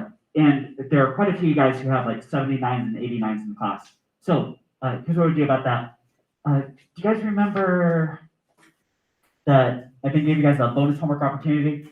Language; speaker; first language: English; native; English